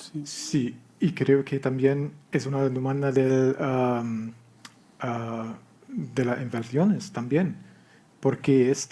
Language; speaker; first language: Spanish; non-native, learner; German